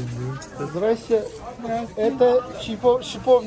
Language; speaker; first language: Russian; non-native, local second language; Kazakh